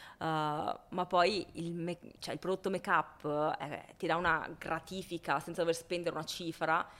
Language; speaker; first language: Italian; native; Italian